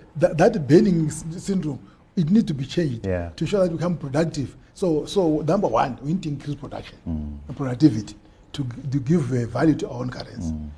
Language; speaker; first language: English; non-native, local second language; Shona